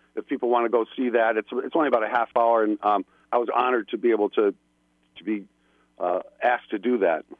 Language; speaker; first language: English; native; English